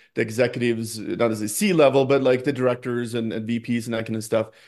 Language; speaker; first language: English; non-native, fluent; Norwegian